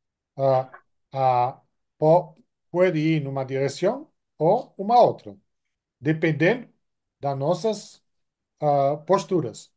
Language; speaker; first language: Portuguese; non-native, fluent; French